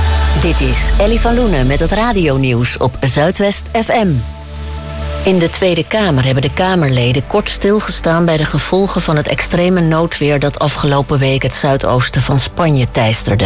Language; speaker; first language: Dutch; native; Dutch